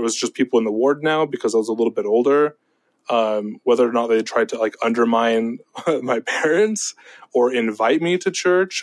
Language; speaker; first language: English; native; English